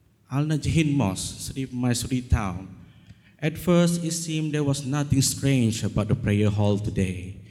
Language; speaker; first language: English; non-native, local second language; Malay